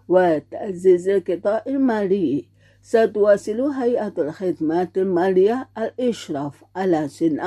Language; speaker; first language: Arabic; non-native, fluent; Indonesian